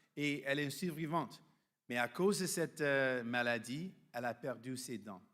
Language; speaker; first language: French; non-native, fluent; English